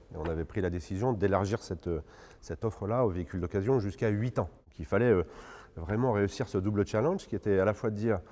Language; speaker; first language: French; native; French